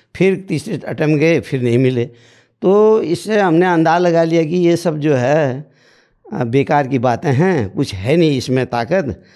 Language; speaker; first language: Hindi; native; Hindi